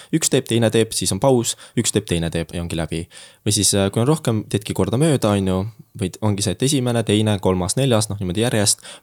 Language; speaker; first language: Estonian; native; Estonian